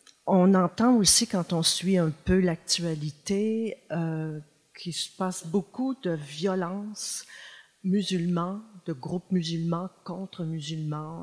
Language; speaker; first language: French; native; French